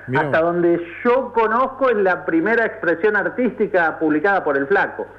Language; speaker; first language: Spanish; native; Spanish